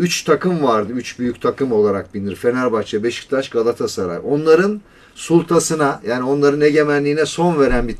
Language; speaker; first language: Turkish; native; Turkish